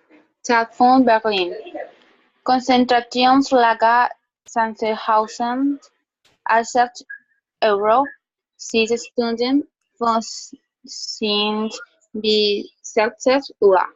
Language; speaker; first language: German; non-native, learner; Spanish